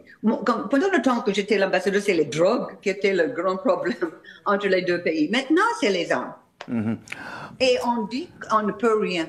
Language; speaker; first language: French; non-native, fluent; English